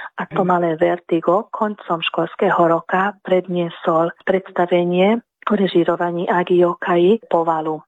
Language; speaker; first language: Slovak; early bilingual, heritage; Slovak